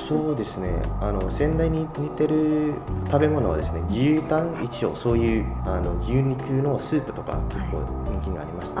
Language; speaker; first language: Japanese; non-native, fluent; Indonesian